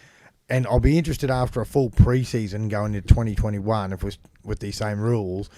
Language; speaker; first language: English; native; English